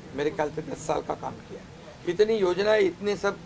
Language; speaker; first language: Hindi; non-native, local second language; Marathi